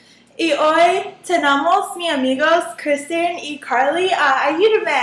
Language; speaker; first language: Spanish; non-native, learner; English